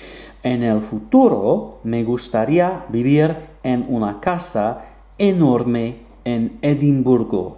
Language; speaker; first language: Spanish; non-native, fluent; English